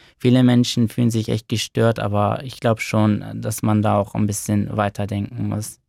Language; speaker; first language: German; early bilingual, other home language; Arabic